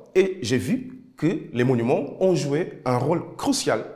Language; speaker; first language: French; non-native, fluent; Kabuverdianu